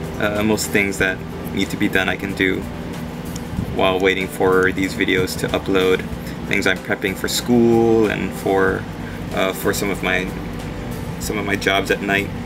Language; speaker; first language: English; native; English